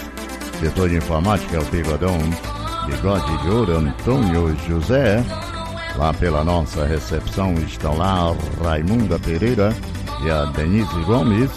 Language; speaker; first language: Portuguese; native; Portuguese